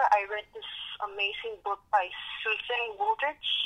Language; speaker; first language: English; early bilingual, other home language; Spanish